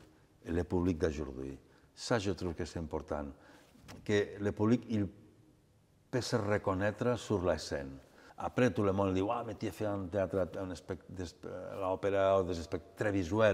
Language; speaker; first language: French; non-native, fluent; Catalan